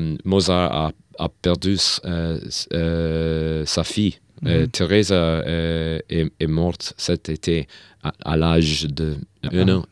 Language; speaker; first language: French; non-native, learner; English